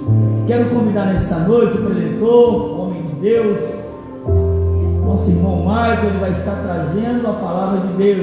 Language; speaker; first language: Portuguese; native; Portuguese